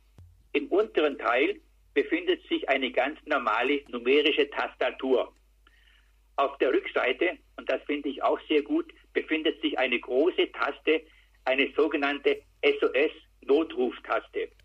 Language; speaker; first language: German; native; German